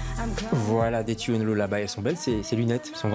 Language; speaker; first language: French; native; French